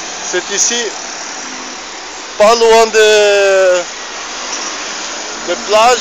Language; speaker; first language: French; non-native, fluent; Portuguese